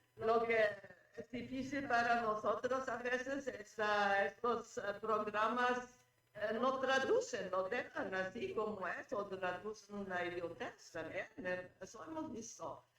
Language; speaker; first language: Spanish; non-native, fluent; German